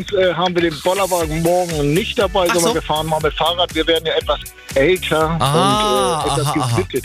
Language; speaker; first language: German; native; German